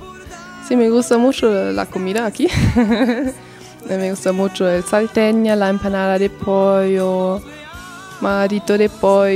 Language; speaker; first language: Spanish; non-native, learner; German